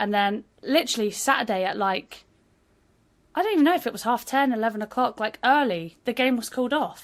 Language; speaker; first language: English; native; English